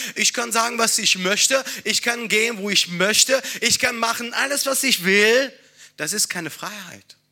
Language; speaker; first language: German; non-native, fluent; Italian